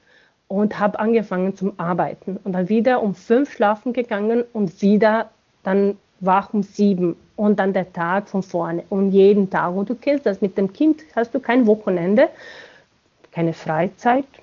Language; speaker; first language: German; non-native, fluent; Bosnian